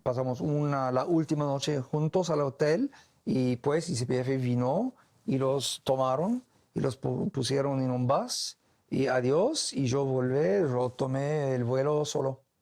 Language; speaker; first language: Spanish; non-native, learner; English